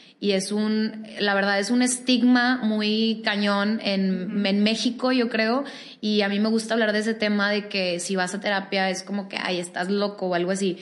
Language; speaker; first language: Spanish; native; Spanish